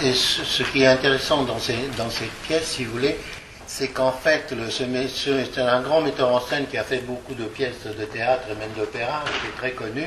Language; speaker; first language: French; early bilingual, other home language; Polish